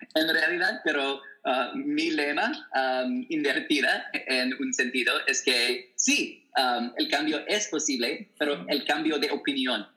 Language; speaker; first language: Spanish; non-native, fluent; English